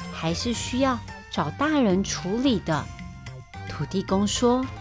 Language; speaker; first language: Chinese; native; Chinese